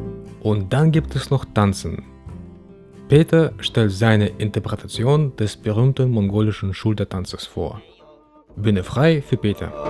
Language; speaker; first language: German; native; German